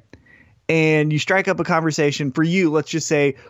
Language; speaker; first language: English; native; English